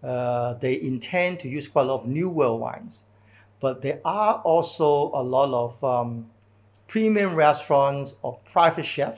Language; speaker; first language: English; non-native, local second language; Cantonese